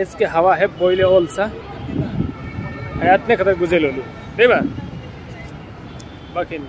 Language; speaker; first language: Turkish; non-native, fluent; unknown